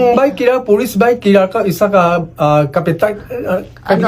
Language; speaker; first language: Filipino; non-native, learner; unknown